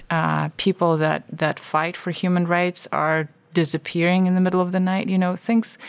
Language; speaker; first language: English; non-native, fluent; Russian